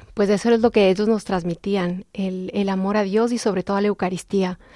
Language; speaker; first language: Spanish; native; Spanish